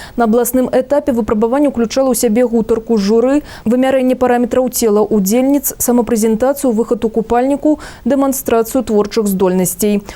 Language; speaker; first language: Belarusian; native; Belarusian